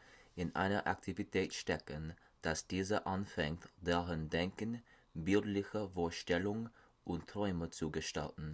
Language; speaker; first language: German; non-native, learner; English